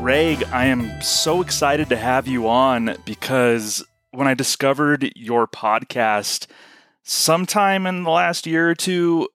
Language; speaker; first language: English; native; English